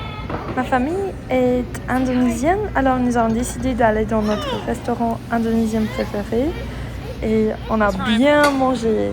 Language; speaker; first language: French; non-native, learner; English